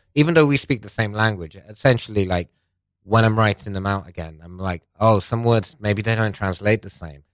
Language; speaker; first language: English; non-native, local second language; Persian